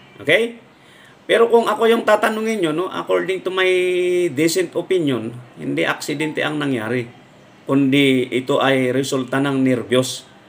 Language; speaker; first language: Filipino; non-native, local second language; Iloko